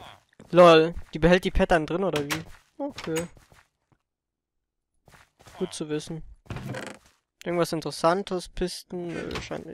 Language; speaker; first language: German; native; German